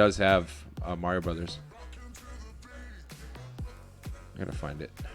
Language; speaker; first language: English; native; English